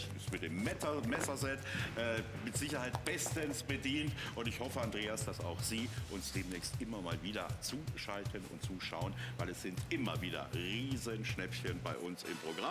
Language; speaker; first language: German; native; German